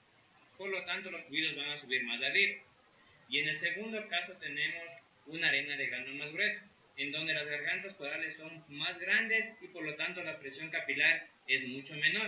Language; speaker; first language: Spanish; native; Spanish